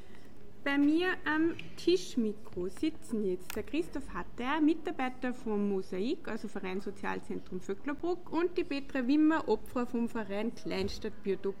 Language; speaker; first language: German; native; German